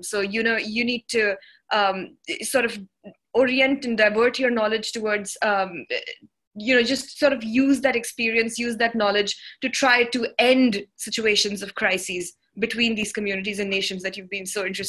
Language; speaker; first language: English; non-native, local second language; Hindi